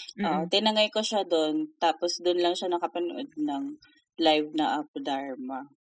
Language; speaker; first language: Filipino; native; Filipino